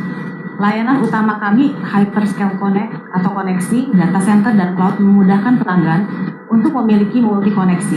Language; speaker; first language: Indonesian; native; Indonesian